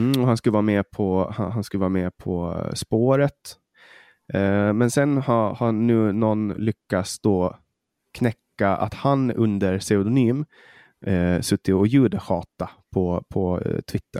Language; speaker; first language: Swedish; native; Swedish